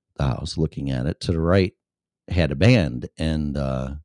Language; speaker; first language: English; native; English